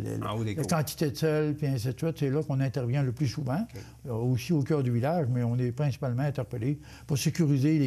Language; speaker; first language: French; native; French